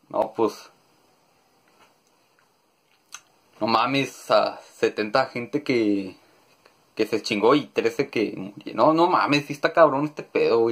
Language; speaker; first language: Spanish; native; Spanish